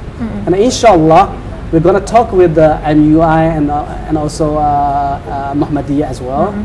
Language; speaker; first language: English; non-native, fluent; Chinese